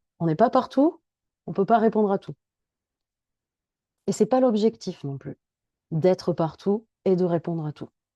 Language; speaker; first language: French; native; French